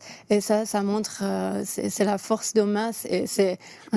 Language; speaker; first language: French; non-native, fluent; Persian